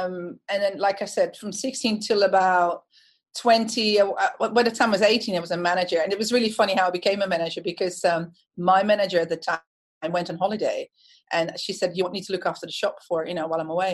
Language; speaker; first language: English; non-native, fluent; Dutch